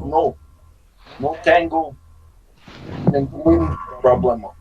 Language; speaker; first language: Spanish; non-native, learner; English